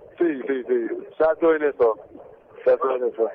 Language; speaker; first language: Spanish; non-native, fluent; English